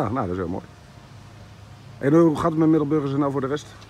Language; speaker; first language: Dutch; native; Dutch